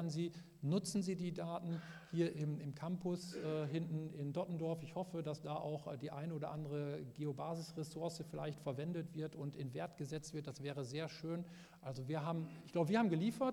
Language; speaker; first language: German; native; German